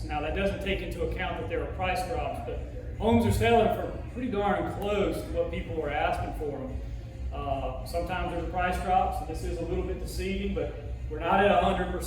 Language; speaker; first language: English; native; English